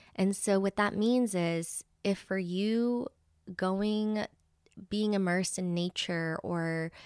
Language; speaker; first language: English; early bilingual, other home language; Spanish